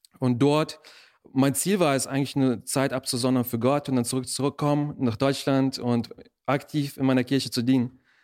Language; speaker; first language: German; early bilingual, other home language; Russian